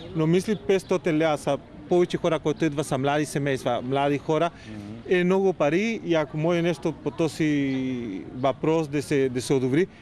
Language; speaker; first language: Bulgarian; non-native, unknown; Spanish